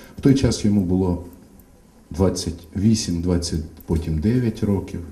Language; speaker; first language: Ukrainian; native; Ukrainian